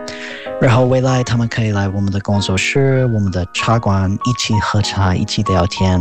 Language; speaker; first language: Chinese; non-native, fluent; English